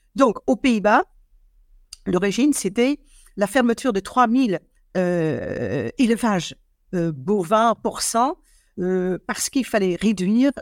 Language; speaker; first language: French; non-native, fluent; Dutch